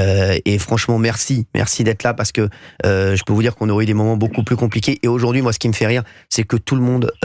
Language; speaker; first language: French; native; French